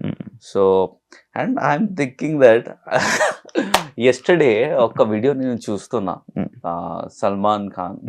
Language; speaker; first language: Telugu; non-native, learner; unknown